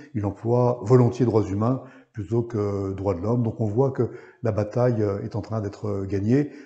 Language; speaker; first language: French; native; French